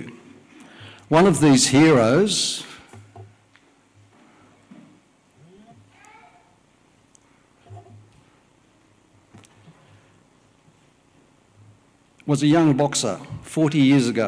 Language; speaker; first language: English; early bilingual, other home language; Welsh